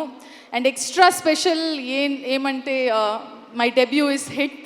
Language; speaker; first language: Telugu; non-native, learner; Kannada